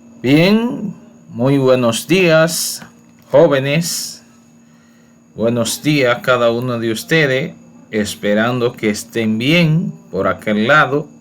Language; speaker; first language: Spanish; native; Spanish